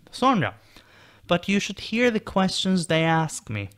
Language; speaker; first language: English; non-native, fluent; Turkish